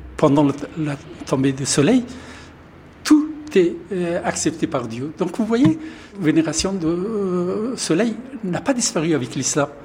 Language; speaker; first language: French; non-native, fluent; Pashto